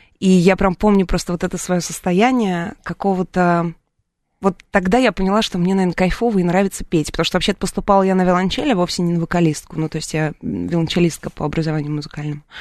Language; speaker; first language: Russian; native; Russian